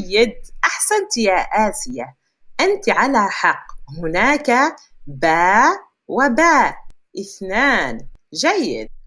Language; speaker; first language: Arabic; non-native, fluent; French